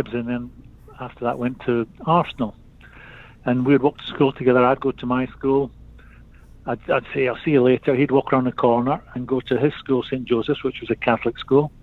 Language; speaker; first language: English; native; English